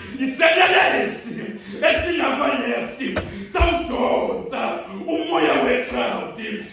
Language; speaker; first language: Zulu; non-native, local second language; Xhosa